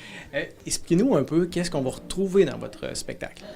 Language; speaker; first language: French; native; French